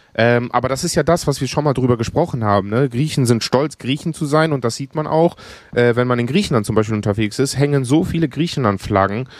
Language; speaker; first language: German; early bilingual, other home language; Greek